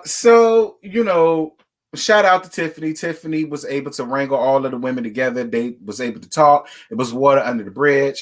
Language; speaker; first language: English; native; English